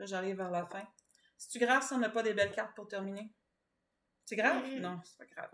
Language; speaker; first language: French; native; French